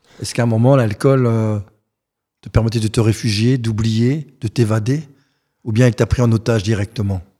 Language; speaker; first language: French; native; French